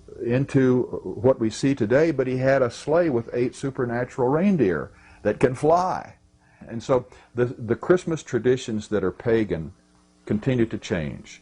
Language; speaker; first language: English; native; English